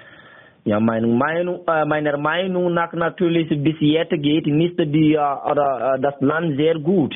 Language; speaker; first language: German; non-native, learner; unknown